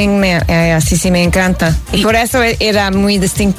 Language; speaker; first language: Spanish; non-native, fluent; English